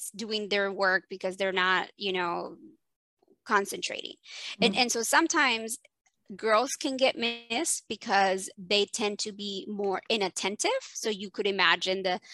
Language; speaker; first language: English; early bilingual, other home language; Spanish